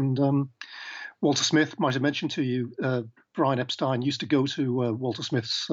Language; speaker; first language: English; native; English